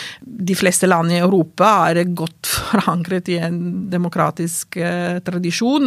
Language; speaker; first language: Norwegian; non-native, fluent; Italian